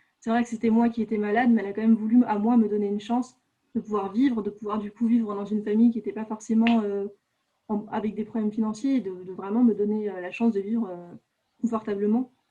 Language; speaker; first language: French; native; French